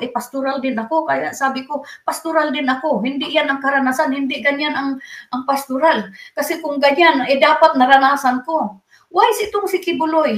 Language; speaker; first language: Filipino; non-native, local second language; Cebuano